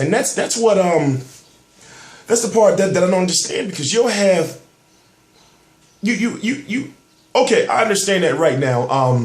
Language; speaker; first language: English; native; English